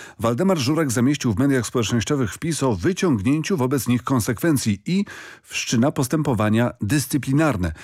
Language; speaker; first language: Polish; native; Polish